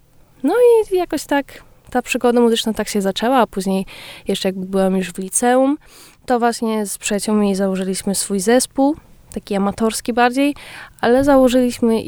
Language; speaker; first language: Polish; early bilingual, heritage; Polish